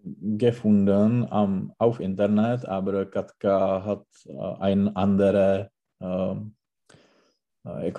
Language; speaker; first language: German; non-native, learner; Czech